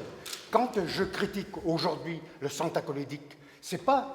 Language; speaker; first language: French; native; French